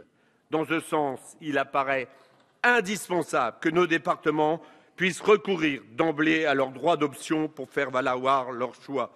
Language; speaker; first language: French; native; French